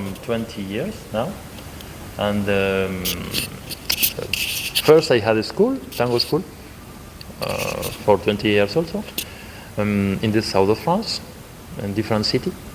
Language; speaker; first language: English; non-native, learner; Spanish